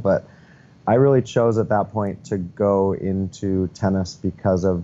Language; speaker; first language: English; native; English